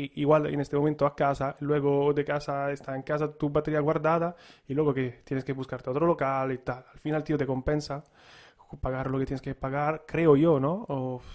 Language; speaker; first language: Spanish; non-native, fluent; Italian